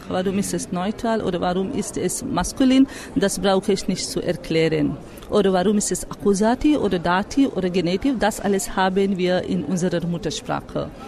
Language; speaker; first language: German; non-native, fluent; Marathi